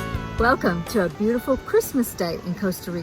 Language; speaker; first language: English; native; English